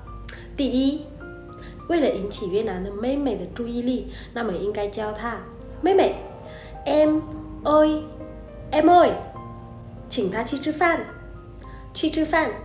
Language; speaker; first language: Chinese; non-native, fluent; Vietnamese